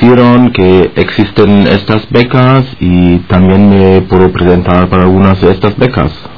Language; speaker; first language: Spanish; non-native, fluent; German